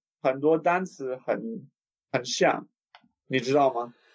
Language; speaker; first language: Chinese; non-native, learner; English